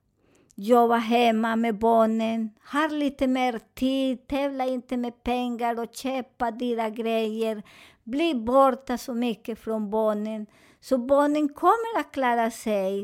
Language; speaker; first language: Swedish; non-native, fluent; Spanish